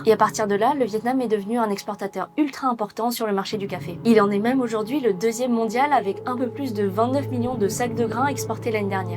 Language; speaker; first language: French; native; French